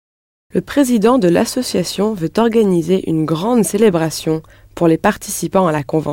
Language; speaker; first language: French; non-native, learner; English